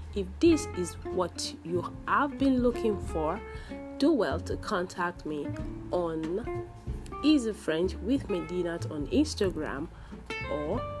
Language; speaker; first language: English; non-native, local second language; Yoruba